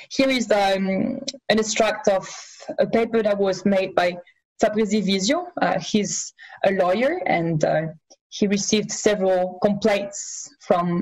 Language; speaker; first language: English; non-native, fluent; French